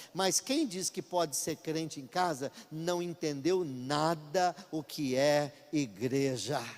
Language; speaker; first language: Portuguese; native; Portuguese